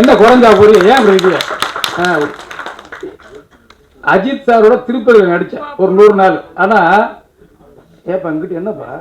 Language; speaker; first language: Tamil; native; Tamil